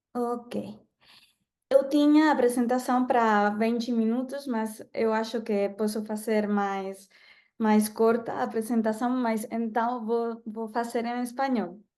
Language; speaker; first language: Portuguese; non-native, learner; Spanish